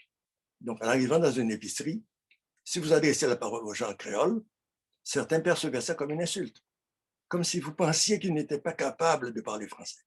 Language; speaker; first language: French; non-native, local second language; Haitian Creole